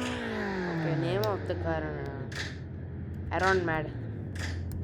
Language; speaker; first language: English; non-native, learner; Telugu